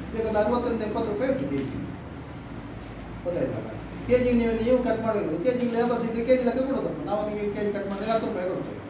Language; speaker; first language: Kannada; non-native, local second language; Malayalam